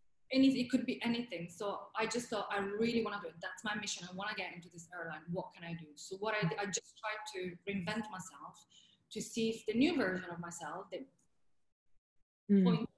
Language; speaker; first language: English; non-native, fluent; Italian